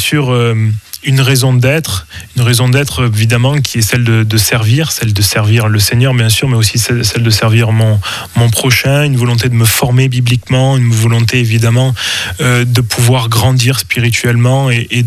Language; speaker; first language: French; native; French